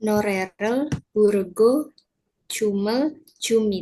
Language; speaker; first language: Korean; non-native, learner; Indonesian